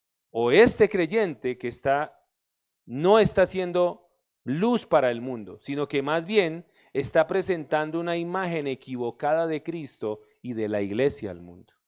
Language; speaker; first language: Spanish; native; Spanish